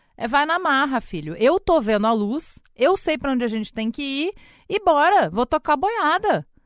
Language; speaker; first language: Portuguese; native; Portuguese